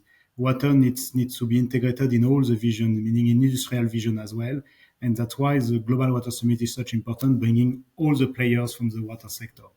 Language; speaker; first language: English; non-native, fluent; French